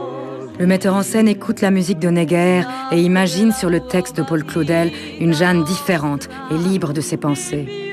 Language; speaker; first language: French; native; French